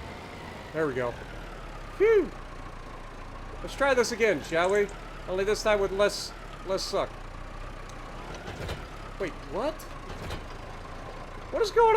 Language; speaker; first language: English; native; English